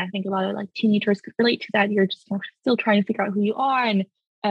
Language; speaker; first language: English; early bilingual, other home language; French